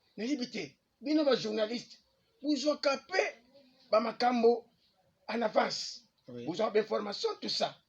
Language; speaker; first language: Lingala; non-native, local second language; Kongo